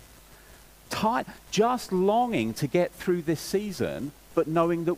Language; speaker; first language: English; native; English